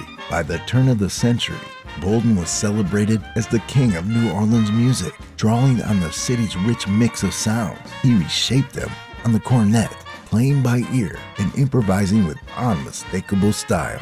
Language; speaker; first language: English; native; English